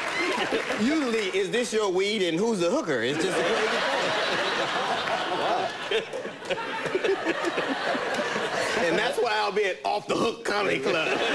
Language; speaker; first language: English; native; English